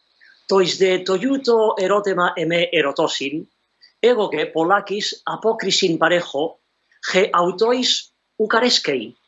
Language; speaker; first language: Greek; non-native, fluent; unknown